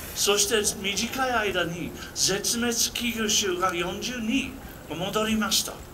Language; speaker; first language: Japanese; non-native, fluent; English